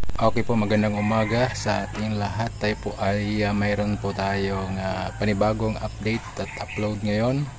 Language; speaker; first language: Filipino; non-native, local second language; Cebuano